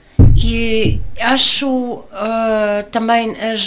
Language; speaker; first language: Portuguese; non-native, learner; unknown